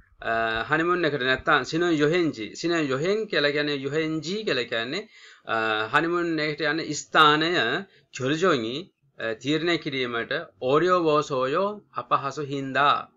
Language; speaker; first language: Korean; non-native, fluent; Sinhala